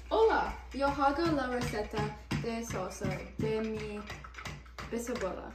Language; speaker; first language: Spanish; non-native, learner; English